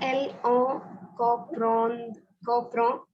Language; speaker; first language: French; non-native, learner; Malayalam